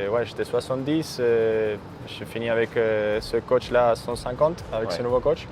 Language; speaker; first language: French; native; French